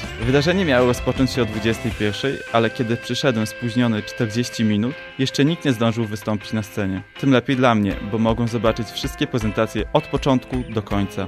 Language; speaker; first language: Polish; native; Polish